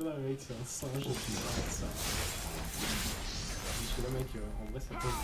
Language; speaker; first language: French; native; French